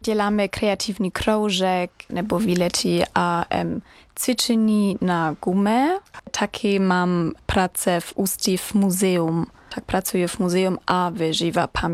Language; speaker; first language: Czech; non-native, learner; German